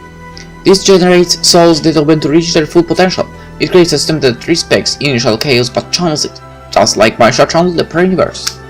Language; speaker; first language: English; non-native, fluent; Polish